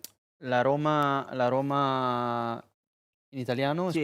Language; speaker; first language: Italian; native; Italian